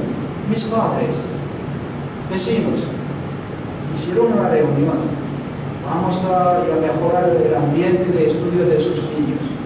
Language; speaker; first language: Spanish; non-native, learner; Korean